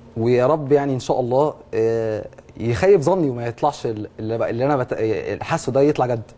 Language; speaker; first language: Egyptian Arabic; native; Egyptian Arabic